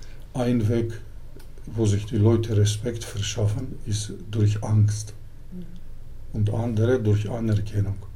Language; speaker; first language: German; early bilingual, other home language; Turkish